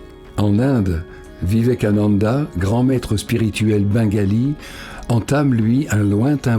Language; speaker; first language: French; native; French